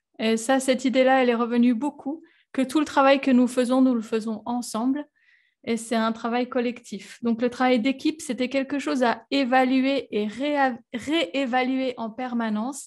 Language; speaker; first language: French; native; French